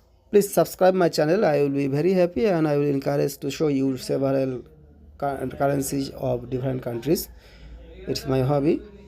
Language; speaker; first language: English; non-native, local second language; Bangla